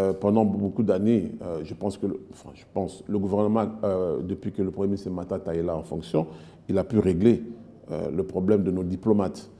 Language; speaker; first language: French; non-native, local second language; Lingala